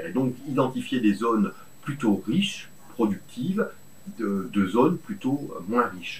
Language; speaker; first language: French; native; French